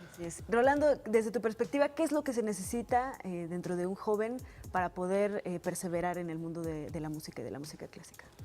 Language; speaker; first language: Spanish; native; Spanish